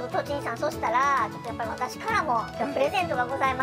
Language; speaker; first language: Japanese; native; Japanese